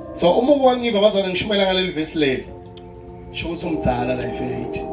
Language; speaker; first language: Zulu; non-native, local second language; Swati